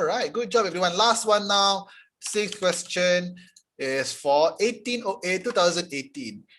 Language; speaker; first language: English; non-native, local second language; Malay